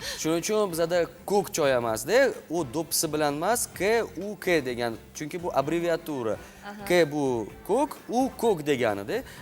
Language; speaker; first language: Uzbek; non-native, local second language; Russian